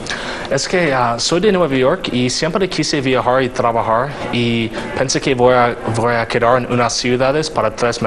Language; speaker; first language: Spanish; non-native, learner; English